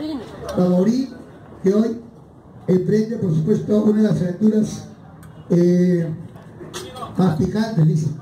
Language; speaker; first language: Spanish; native; Spanish